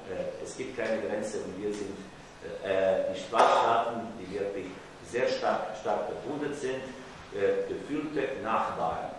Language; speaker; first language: German; non-native, fluent; Croatian